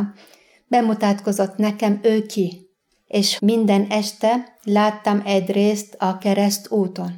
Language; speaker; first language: Hungarian; non-native, fluent; Arabic